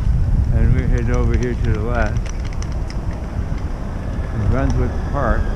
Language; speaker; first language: English; native; English